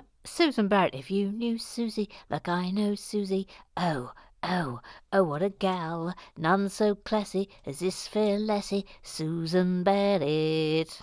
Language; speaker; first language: English; native; English